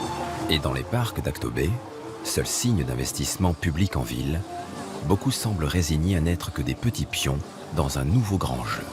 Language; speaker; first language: French; native; French